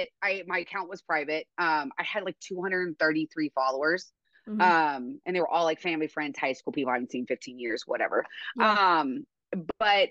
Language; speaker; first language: English; native; English